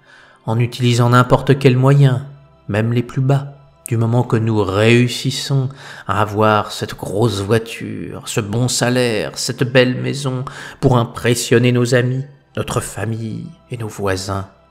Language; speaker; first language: French; native; French